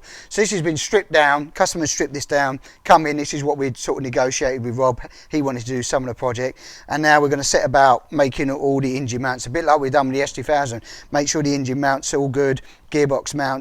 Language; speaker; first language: English; native; English